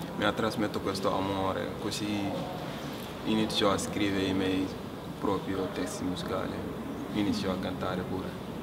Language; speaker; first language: Italian; non-native, learner; Wolof